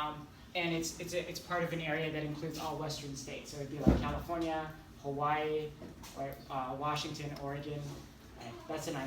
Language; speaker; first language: English; native; English